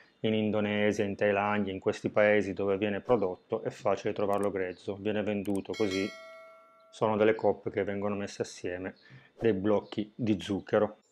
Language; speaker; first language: Italian; native; Italian